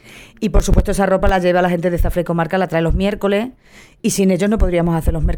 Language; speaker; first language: Spanish; native; Spanish